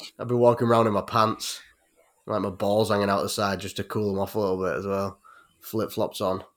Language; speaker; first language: English; native; English